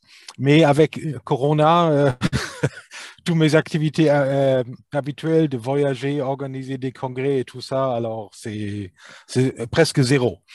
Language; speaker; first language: French; non-native, fluent; German